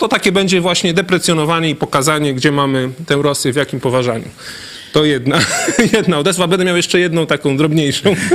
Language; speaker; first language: Polish; native; Polish